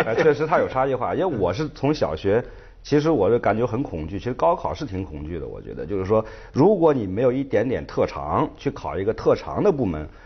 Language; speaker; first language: Chinese; native; Chinese